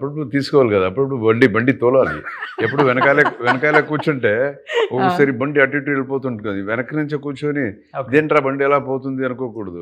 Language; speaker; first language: Telugu; native; Telugu